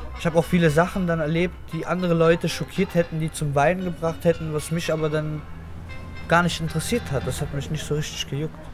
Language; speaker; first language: German; early bilingual, other home language; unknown